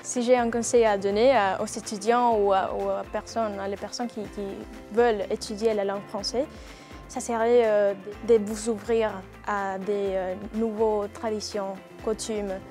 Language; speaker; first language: French; non-native, fluent; Spanish